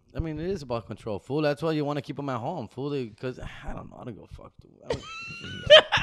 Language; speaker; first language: English; early bilingual, other home language; Spanish